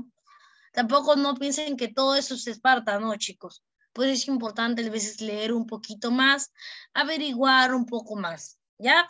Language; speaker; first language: Spanish; native; Spanish